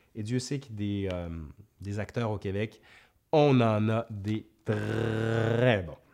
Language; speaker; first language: French; native; French